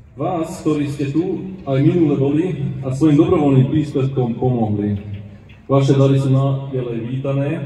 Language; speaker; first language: Slovak; non-native, local second language; Hungarian